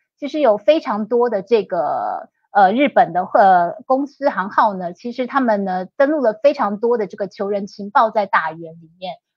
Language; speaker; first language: Chinese; native; Chinese